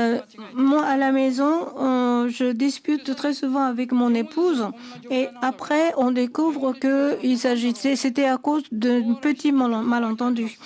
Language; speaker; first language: French; non-native, fluent; Japanese